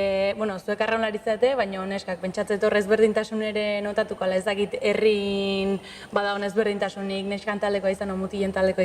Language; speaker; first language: Basque; native; Basque